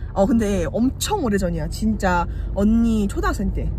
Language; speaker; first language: Korean; early bilingual, heritage; Korean